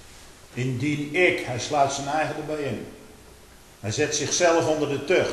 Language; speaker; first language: Dutch; native; Dutch